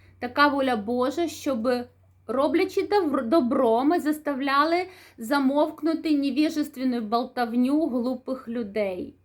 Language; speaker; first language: Ukrainian; non-native, local second language; Russian